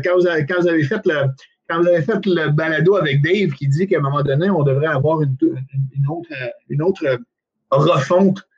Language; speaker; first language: French; native; French